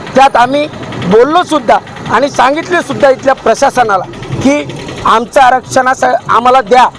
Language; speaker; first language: Marathi; non-native, local second language; Lambadi